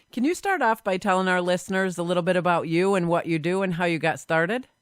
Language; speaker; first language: English; native; English